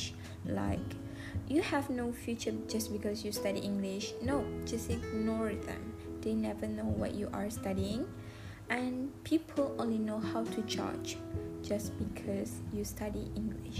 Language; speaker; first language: English; non-native, local second language; Pattani Malay